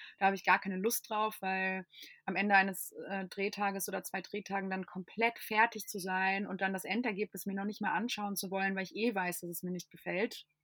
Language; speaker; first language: German; non-native, fluent; English